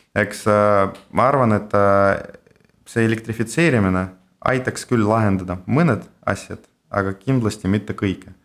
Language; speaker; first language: Estonian; non-native, local second language; Russian